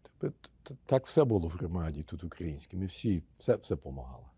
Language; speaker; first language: Ukrainian; early bilingual, heritage; Ukrainian